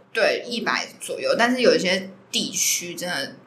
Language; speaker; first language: Chinese; native; Chinese